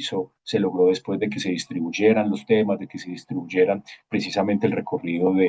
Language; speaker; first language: Spanish; native; Spanish